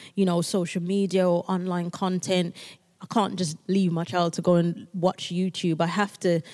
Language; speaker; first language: English; native; English